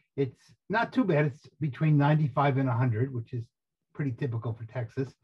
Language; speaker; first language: English; native; English